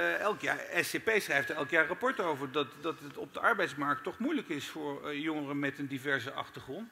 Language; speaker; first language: Dutch; early bilingual, other home language; Turkish